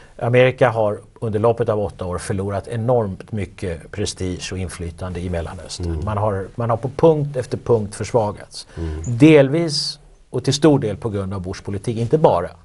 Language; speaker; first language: Swedish; native; Swedish